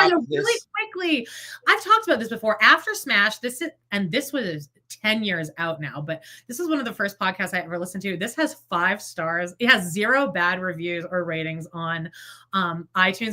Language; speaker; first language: English; native; English